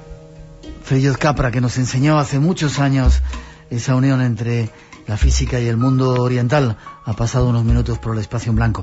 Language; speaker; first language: Spanish; native; Spanish